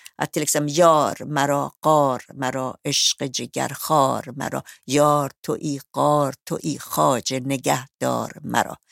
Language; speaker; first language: Swedish; non-native, fluent; Persian